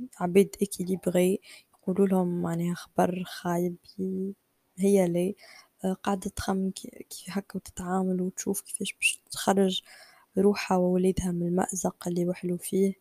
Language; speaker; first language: Arabic; native; Arabic